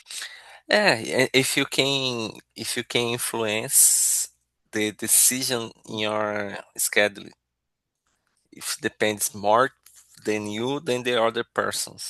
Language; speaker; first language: English; non-native, learner; Portuguese